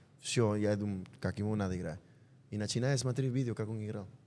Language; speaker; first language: Russian; non-native, learner; Spanish